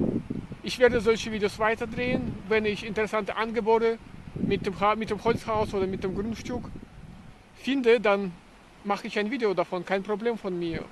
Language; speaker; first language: German; non-native, fluent; Russian